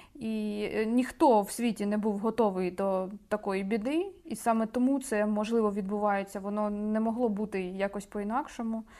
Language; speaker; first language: Ukrainian; native; Ukrainian